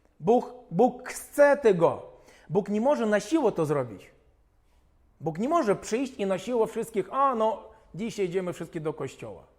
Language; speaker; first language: Polish; non-native, fluent; Ukrainian